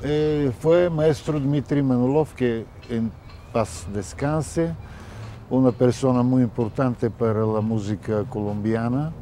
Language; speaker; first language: Spanish; non-native, fluent; Bulgarian